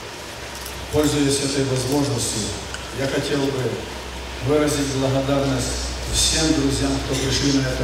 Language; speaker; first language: Russian; native; Russian